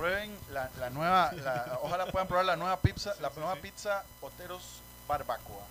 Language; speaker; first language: Spanish; native; Spanish